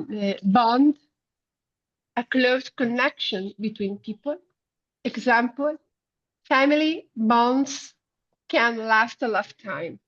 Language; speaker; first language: English; non-native, learner; Italian